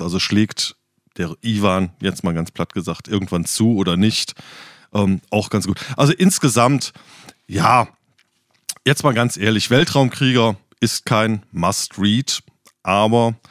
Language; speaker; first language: German; native; German